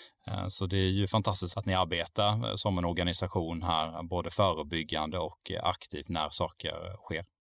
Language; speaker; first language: Swedish; native; Swedish